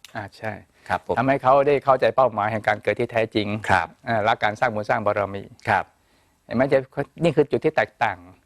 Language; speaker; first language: Thai; native; Thai